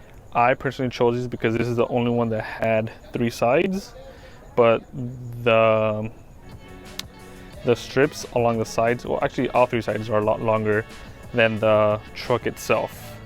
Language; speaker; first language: English; native; English